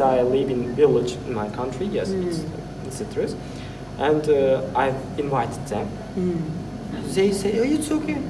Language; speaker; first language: English; non-native, fluent; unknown